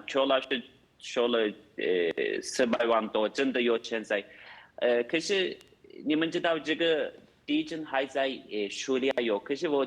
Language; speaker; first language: Chinese; non-native, fluent; Turkish